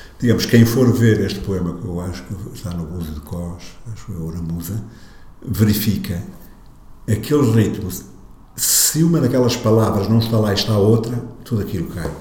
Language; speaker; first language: Portuguese; native; Portuguese